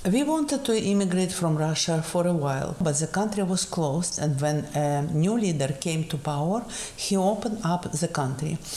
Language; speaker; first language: English; non-native, fluent; Russian